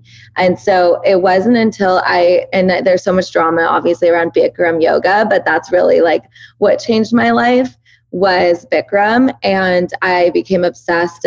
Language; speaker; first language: English; early bilingual, other home language; Persian